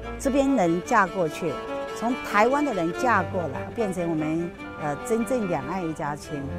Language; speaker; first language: Chinese; non-native, local second language; Hakka Chinese